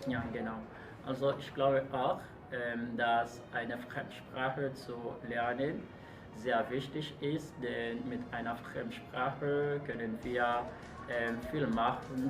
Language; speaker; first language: German; non-native, learner; French